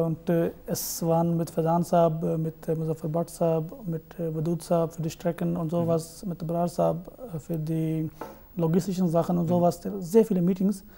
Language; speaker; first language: German; non-native, fluent; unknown